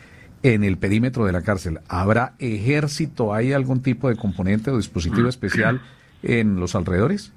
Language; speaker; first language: Spanish; native; Spanish